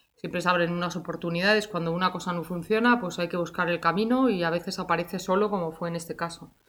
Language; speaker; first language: Spanish; native; Spanish